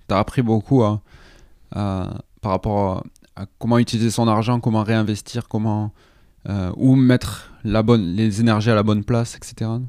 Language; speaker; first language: French; native; French